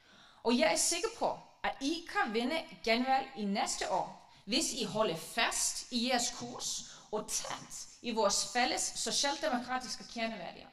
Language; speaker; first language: Danish; non-native, fluent; Icelandic